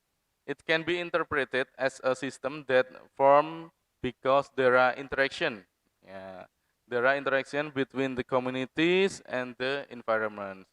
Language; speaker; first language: English; non-native, fluent; Indonesian